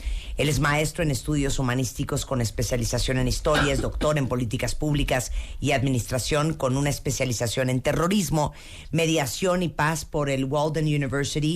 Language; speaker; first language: Spanish; native; Spanish